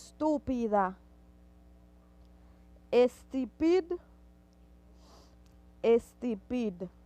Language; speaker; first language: Spanish; non-native, fluent; Haitian Creole